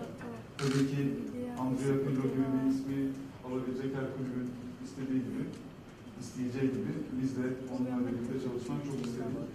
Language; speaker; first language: Turkish; native; Turkish